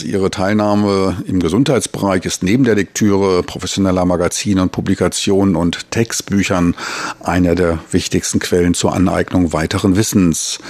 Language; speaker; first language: German; native; German